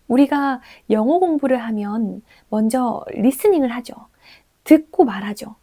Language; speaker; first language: Korean; native; Korean